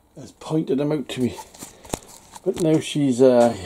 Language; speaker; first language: English; native; English